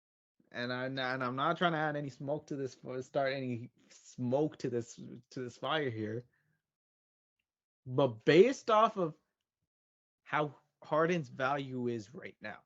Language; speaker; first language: English; native; English